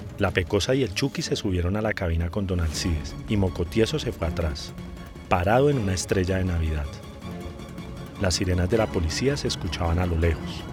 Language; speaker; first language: Spanish; native; Spanish